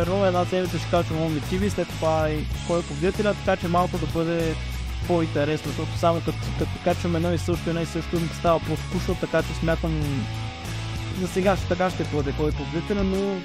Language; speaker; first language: Bulgarian; native; Bulgarian